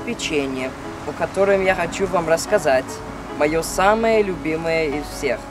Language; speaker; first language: Russian; early bilingual, heritage; Russian